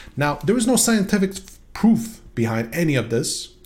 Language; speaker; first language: English; non-native, fluent; Swedish